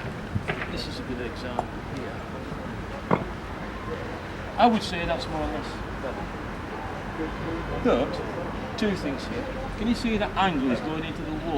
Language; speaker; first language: English; native; English